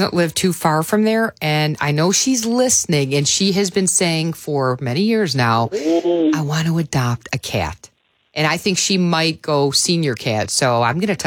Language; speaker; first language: English; native; English